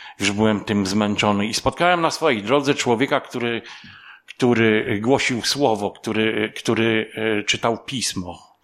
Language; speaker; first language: Polish; native; Polish